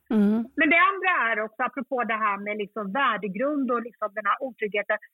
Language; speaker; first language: Swedish; early bilingual, other home language; Kurdish